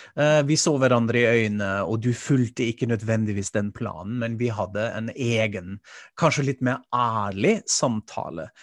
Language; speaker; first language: Norwegian; non-native, fluent; German